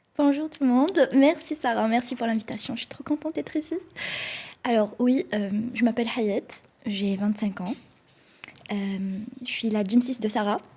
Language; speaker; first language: French; non-native, local second language; Arabic